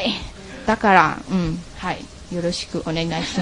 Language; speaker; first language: Japanese; non-native, fluent; Chinese